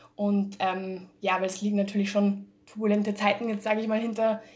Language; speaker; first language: German; early bilingual, heritage; German